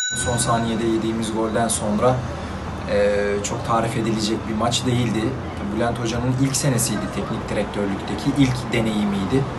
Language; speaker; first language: Turkish; native; Turkish